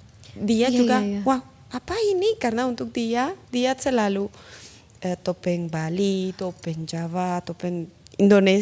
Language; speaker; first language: Indonesian; non-native, learner; Spanish